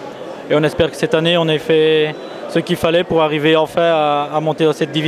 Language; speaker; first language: French; native; French